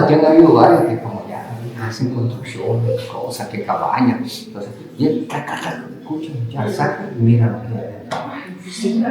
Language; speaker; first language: Spanish; native; Spanish